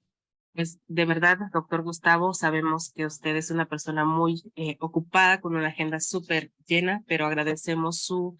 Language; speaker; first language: Spanish; native; Spanish